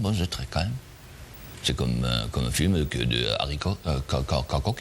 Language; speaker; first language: French; non-native, learner; German